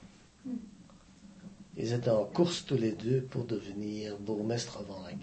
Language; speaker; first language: French; native; French